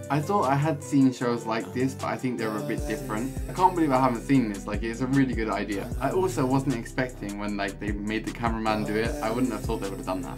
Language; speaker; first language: English; native; English